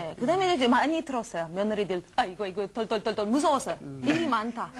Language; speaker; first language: Korean; non-native, learner; Romanian